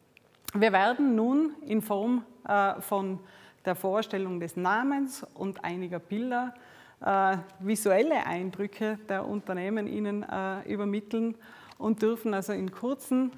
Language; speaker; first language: German; native; German